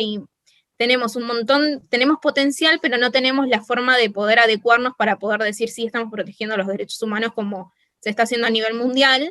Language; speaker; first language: Spanish; native; Spanish